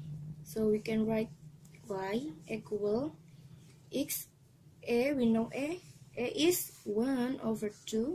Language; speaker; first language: English; non-native, learner; Indonesian